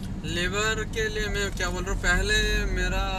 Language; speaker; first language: Hindi; non-native, fluent; Bangla